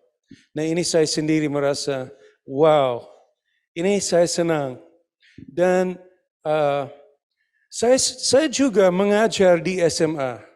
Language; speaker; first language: Indonesian; non-native, fluent; English